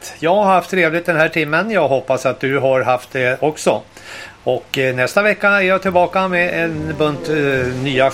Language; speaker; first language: Swedish; native; Swedish